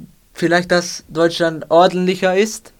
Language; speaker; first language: German; non-native, learner; Spanish